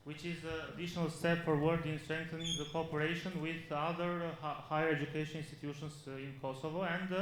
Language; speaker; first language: English; non-native, fluent; Albanian